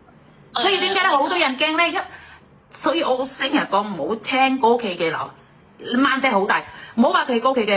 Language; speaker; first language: Cantonese; non-native, fluent; Indonesian